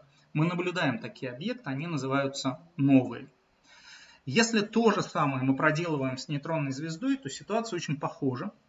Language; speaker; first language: Russian; native; Russian